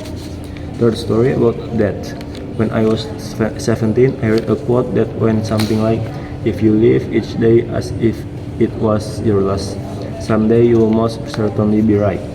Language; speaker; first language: English; non-native, learner; Indonesian